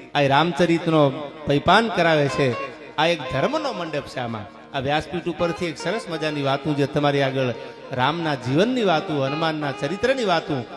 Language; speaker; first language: Gujarati; native; Gujarati